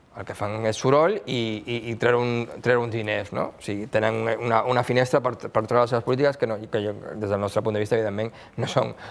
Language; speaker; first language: Catalan; non-native, local second language; Spanish